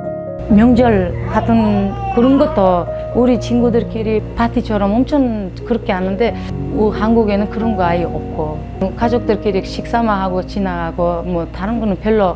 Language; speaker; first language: Korean; non-native, fluent; Uzbek